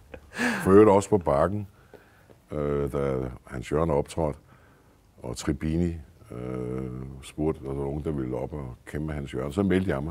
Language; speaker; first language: Danish; native; Danish